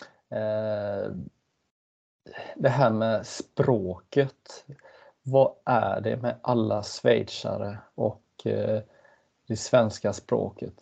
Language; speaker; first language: Swedish; native; Swedish